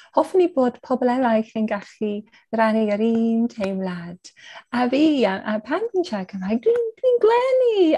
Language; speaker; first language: Welsh; non-native, fluent; English